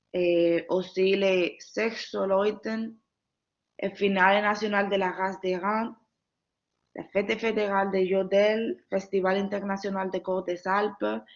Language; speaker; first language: French; non-native, learner; Spanish